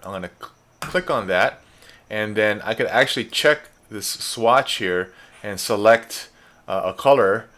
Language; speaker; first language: English; native; English